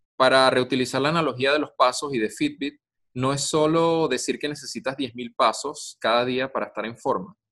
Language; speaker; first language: Spanish; native; Spanish